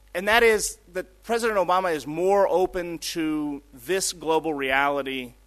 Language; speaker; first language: English; early bilingual, other home language; Spanish